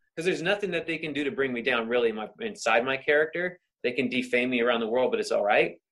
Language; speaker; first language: English; native; English